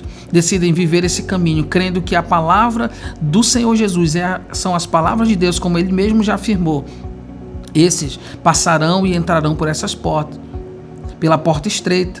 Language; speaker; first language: Portuguese; native; Portuguese